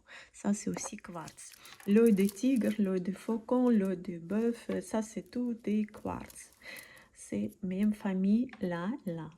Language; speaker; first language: French; non-native, learner; Russian